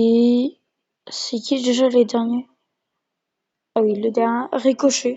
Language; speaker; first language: French; native; French